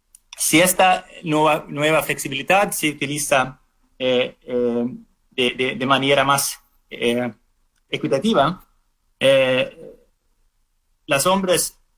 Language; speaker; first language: Spanish; non-native, fluent; Swedish